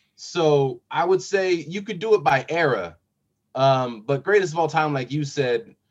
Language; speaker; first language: English; native; English